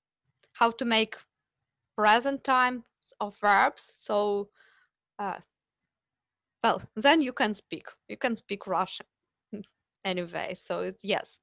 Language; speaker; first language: English; non-native, fluent; Ukrainian